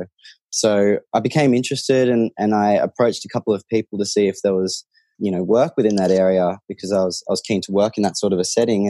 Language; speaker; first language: English; native; English